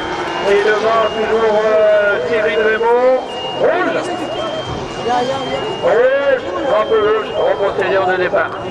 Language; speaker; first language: French; native; French